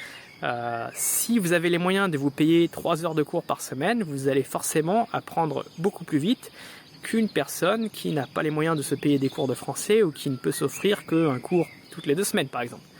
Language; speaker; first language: French; native; French